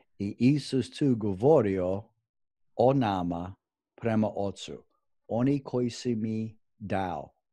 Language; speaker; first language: Croatian; non-native, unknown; English